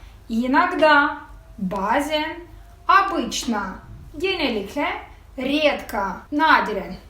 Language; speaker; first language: Turkish; non-native, fluent; Russian